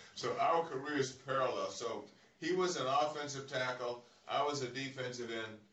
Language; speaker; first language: English; native; English